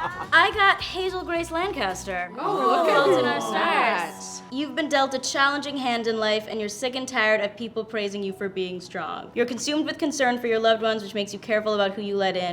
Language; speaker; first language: English; native; English